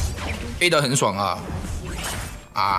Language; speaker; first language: Chinese; native; Chinese